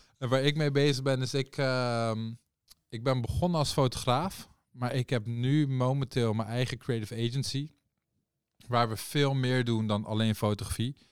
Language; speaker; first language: Dutch; early bilingual, other home language; Persian